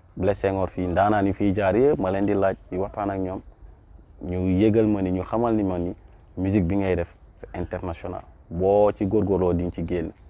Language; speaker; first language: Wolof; non-native, local second language; Mandingo